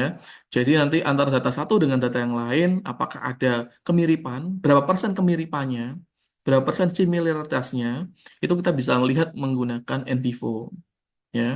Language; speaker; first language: Indonesian; native; Indonesian